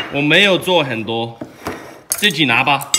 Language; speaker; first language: Chinese; non-native, learner; English